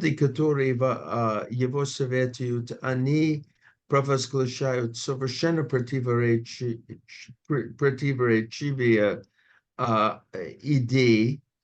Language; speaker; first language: Russian; non-native, fluent; English